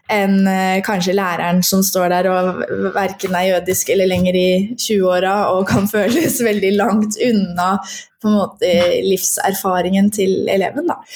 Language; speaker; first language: Norwegian; native; Norwegian